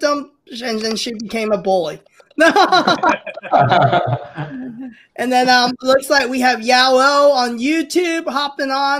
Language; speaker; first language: English; early bilingual, other home language; Cantonese